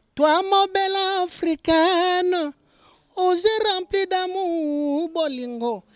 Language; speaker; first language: French; non-native, local second language; Lingala